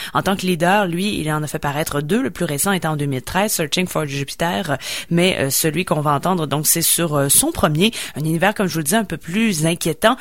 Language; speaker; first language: French; native; French